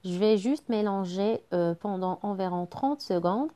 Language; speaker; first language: French; non-native, local second language; Arabic